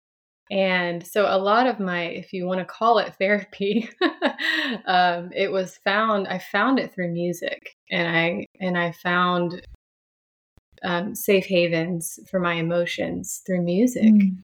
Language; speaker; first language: English; native; English